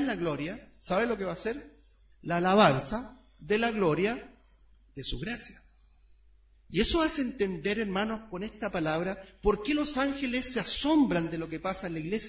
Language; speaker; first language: Spanish; native; Spanish